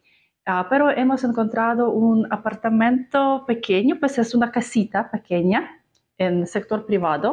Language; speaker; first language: Spanish; non-native, fluent; Russian